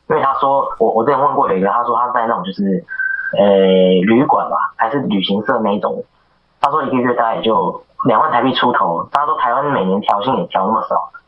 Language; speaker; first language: Chinese; native; Chinese